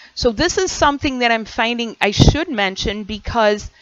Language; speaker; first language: English; native; English